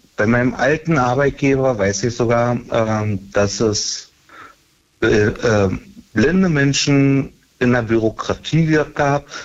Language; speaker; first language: German; early bilingual, other home language; English